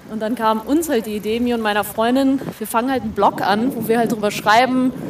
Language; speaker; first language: German; native; German